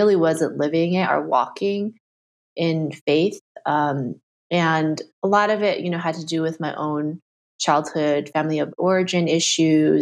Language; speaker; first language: English; early bilingual, other home language; Chinese